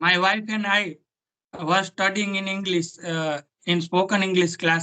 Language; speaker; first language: English; non-native, learner; Gujarati